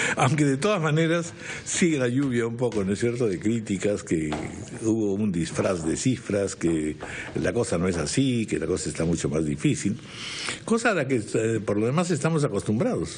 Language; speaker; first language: Spanish; native; Spanish